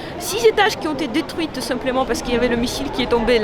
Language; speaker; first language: French; non-native, fluent; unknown